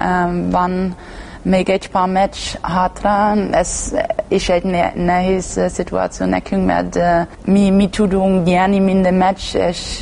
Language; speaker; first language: Hungarian; non-native, learner; German